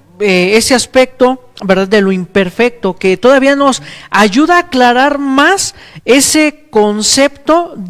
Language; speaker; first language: Spanish; native; Spanish